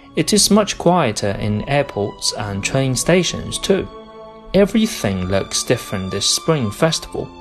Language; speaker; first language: English; non-native, fluent; Chinese